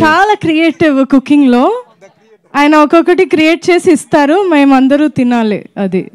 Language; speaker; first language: Telugu; non-native, fluent; Malayalam